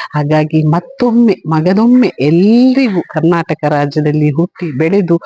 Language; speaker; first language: Kannada; native; Kannada